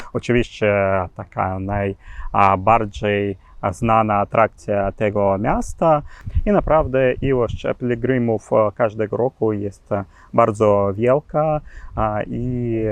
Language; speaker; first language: Polish; non-native, learner; Ukrainian